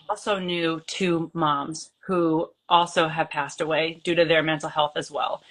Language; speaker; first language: English; native; English